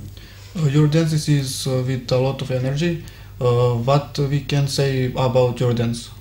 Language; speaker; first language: English; non-native, learner; Serbian